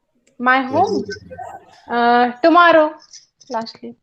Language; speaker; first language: English; non-native, learner; Hindi